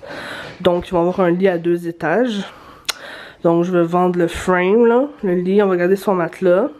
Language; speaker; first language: French; native; French